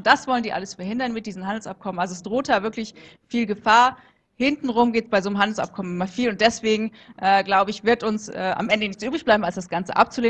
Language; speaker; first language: German; native; German